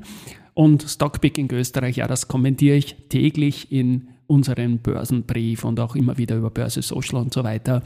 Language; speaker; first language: German; native; German